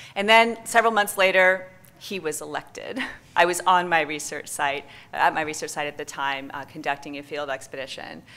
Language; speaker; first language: English; native; English